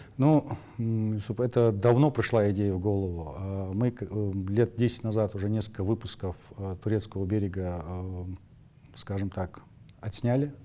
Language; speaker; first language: Russian; non-native, local second language; Ingush